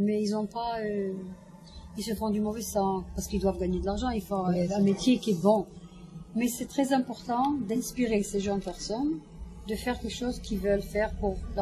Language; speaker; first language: French; non-native, fluent; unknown